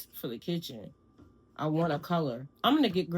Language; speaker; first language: English; native; English